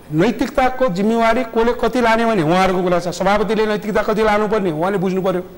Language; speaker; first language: Nepali; native; Nepali